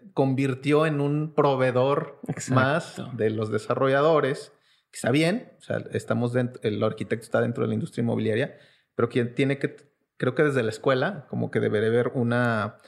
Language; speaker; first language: Spanish; native; Spanish